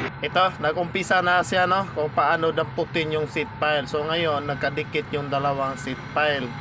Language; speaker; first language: Filipino; non-native, local second language; Cebuano